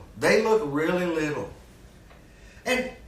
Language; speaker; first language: English; native; English